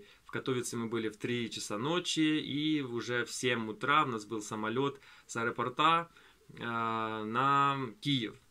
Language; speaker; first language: Russian; native; Russian